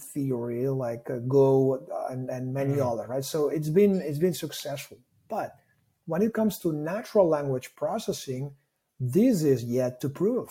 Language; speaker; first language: English; non-native, fluent; Catalan